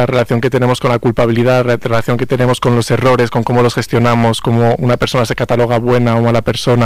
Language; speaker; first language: Spanish; native; Spanish